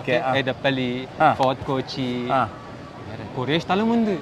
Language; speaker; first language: Malayalam; non-native, learner; Chinese